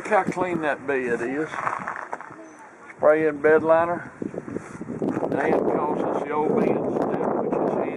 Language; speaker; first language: English; native; English